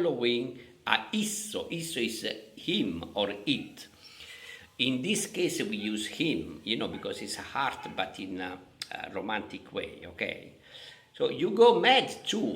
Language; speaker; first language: English; non-native, fluent; Italian